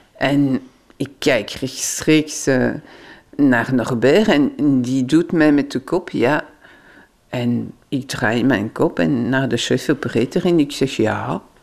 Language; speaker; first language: Dutch; non-native, local second language; French